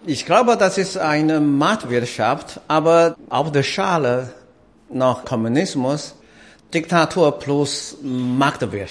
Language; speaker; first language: German; non-native, learner; Chinese